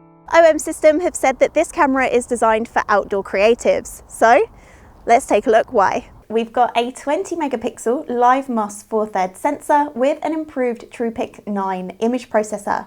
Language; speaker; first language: English; native; English